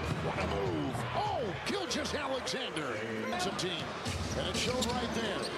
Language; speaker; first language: English; native; English